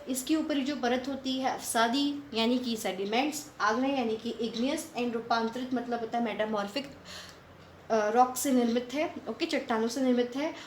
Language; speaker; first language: Hindi; native; Hindi